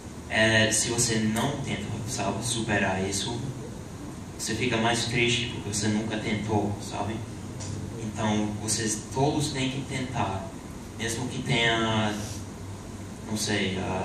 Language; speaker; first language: Portuguese; non-native, learner; English